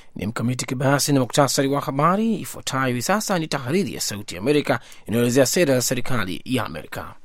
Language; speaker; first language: Swahili; native; Swahili